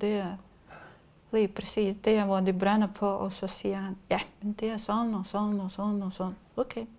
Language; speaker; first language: Danish; non-native, learner; Latvian